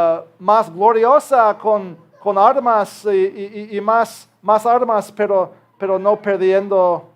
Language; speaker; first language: Spanish; non-native, fluent; English